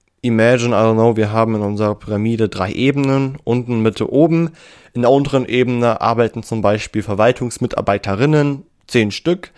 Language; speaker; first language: German; native; German